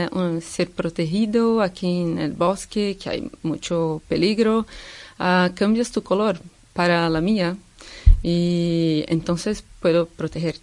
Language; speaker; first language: Spanish; non-native, fluent; Portuguese